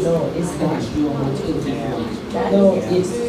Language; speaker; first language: English; non-native, learner; Thai